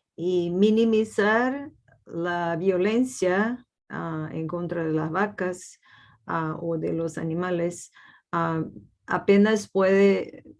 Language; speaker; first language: Spanish; non-native, fluent; Portuguese